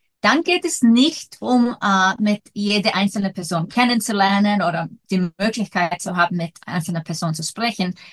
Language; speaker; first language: German; non-native, fluent; Icelandic